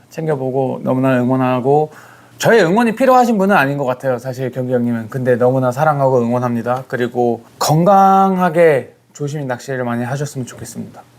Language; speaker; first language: Korean; early bilingual, heritage; Korean